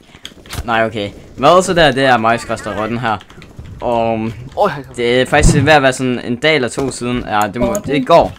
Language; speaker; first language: Danish; native; Danish